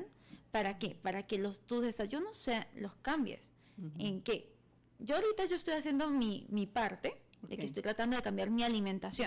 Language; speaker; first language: Spanish; native; Spanish